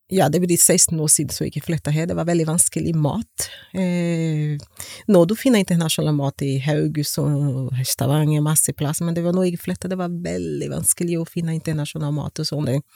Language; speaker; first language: Norwegian; non-native, learner; Portuguese